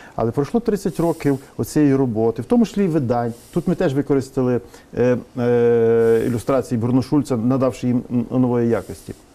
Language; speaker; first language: Ukrainian; native; Ukrainian